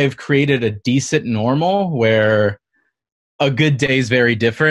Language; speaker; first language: English; native; English